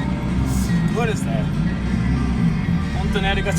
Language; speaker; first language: Japanese; non-native, fluent; English